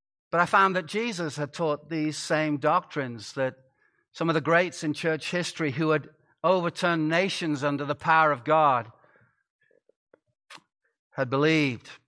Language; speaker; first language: English; native; English